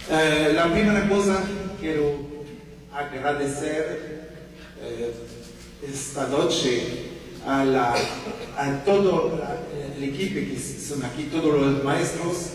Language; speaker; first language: Spanish; non-native, fluent; French